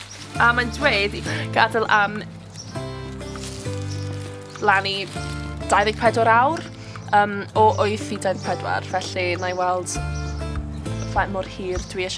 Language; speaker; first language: Welsh; non-native, local second language; English